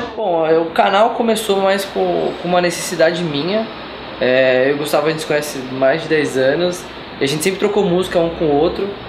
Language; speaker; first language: Portuguese; native; Portuguese